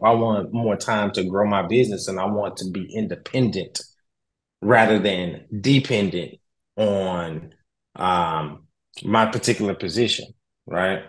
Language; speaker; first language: English; native; English